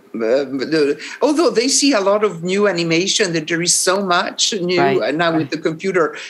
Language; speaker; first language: English; non-native, fluent; Italian